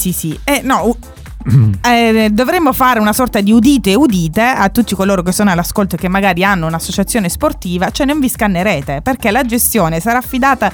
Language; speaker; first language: Italian; native; Italian